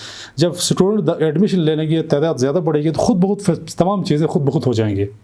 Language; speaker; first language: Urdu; non-native, local second language; Shina